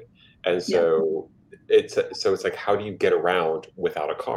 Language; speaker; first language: English; native; English